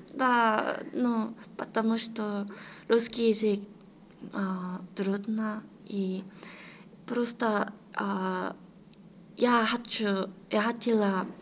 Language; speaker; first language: Russian; non-native, fluent; Korean